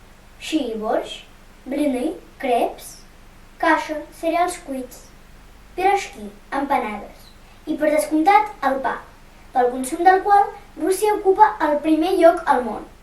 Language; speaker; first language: Catalan; early bilingual, other home language; Russian